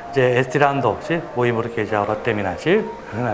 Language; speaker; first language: Spanish; non-native, learner; Korean